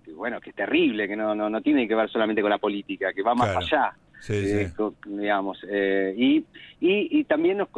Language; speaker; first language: Spanish; native; Spanish